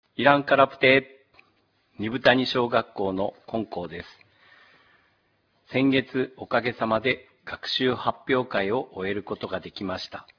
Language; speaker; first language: Japanese; native; Japanese